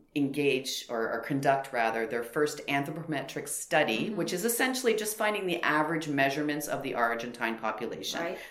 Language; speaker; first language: English; native; English